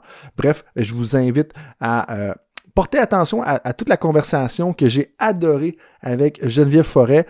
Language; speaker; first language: French; native; French